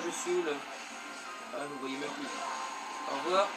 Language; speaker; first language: French; native; French